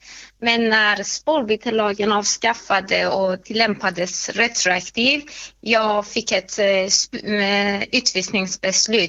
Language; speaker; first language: Swedish; non-native, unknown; Persian